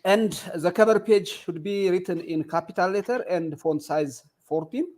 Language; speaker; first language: English; non-native, local second language; Amharic